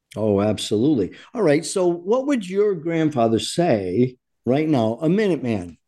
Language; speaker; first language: English; native; English